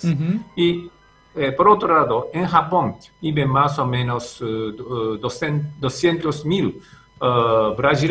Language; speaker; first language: Spanish; non-native, fluent; Japanese